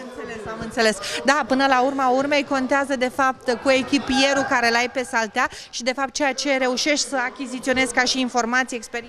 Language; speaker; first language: Romanian; native; Romanian